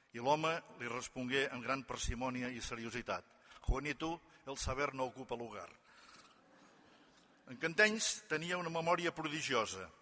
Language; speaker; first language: Catalan; native; Catalan